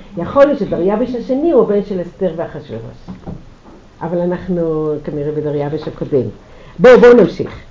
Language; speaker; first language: Hebrew; native; Hebrew